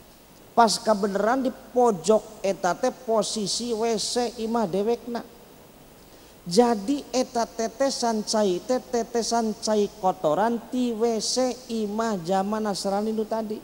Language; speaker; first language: Indonesian; non-native, local second language; Sundanese